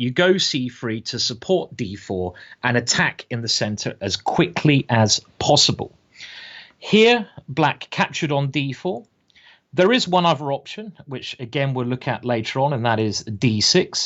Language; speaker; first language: English; native; English